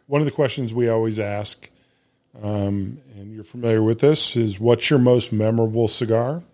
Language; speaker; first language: English; native; English